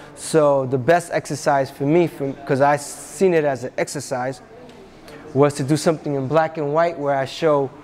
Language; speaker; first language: English; native; English